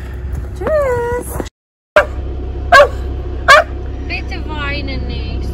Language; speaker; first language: German; non-native, learner; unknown